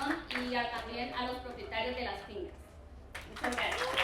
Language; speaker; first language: Spanish; native; Spanish